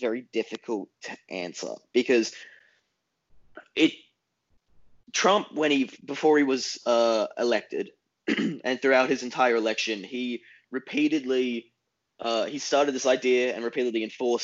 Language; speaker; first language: English; native; English